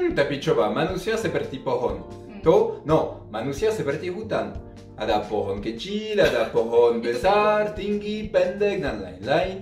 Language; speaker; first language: Indonesian; non-native, fluent; French